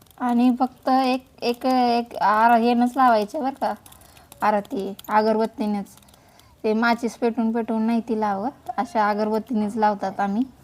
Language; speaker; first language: Marathi; native; Marathi